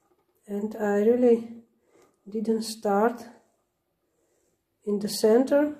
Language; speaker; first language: English; non-native, learner; Slovenian